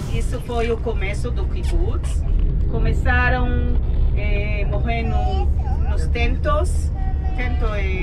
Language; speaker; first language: Portuguese; non-native, learner; Hebrew